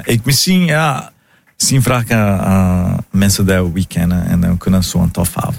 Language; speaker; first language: Dutch; non-native, fluent; Portuguese